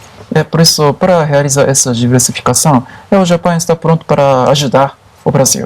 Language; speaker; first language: Portuguese; non-native, fluent; Japanese